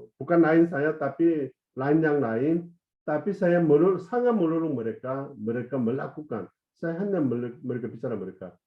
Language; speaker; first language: Indonesian; non-native, fluent; Korean